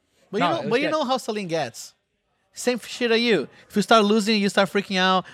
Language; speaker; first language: English; non-native, fluent; Portuguese